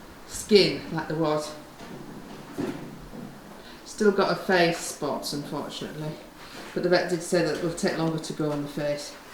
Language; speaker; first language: English; native; English